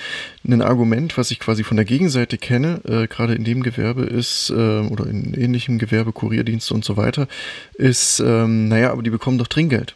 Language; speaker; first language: German; native; German